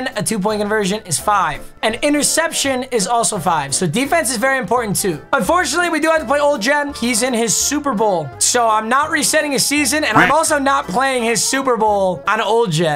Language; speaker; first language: English; native; English